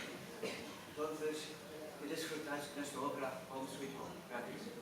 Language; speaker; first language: Spanish; non-native, learner; Dutch